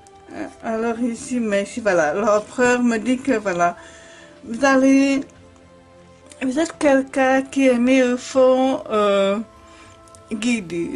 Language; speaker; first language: French; native; French